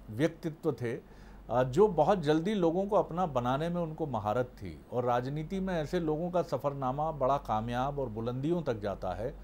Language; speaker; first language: Hindi; native; Hindi